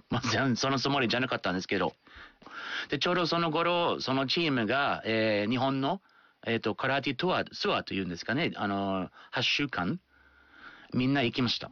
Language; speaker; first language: Japanese; non-native, fluent; English